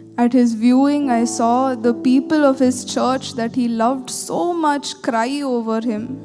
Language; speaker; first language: English; early bilingual, other home language; Tamil